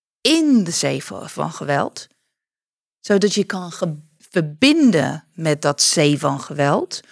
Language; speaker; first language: Dutch; non-native, fluent; English